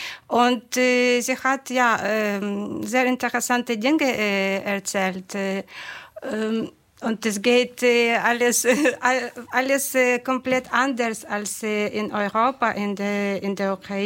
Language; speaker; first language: German; non-native, fluent; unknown